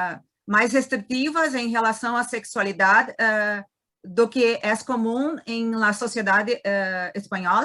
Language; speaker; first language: Spanish; non-native, learner; Portuguese